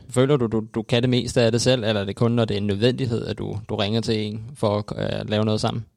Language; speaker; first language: Danish; native; Danish